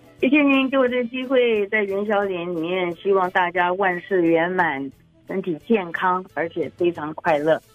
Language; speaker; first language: Chinese; native; Chinese